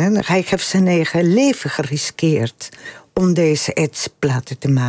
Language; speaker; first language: Dutch; non-native, fluent; Spanish